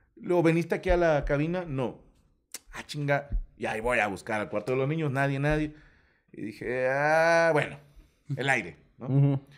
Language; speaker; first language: Spanish; native; Spanish